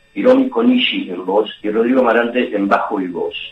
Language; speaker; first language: Spanish; native; Spanish